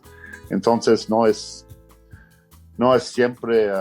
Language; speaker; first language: Spanish; non-native, fluent; English